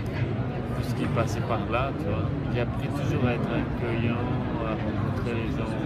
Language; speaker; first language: French; non-native, fluent; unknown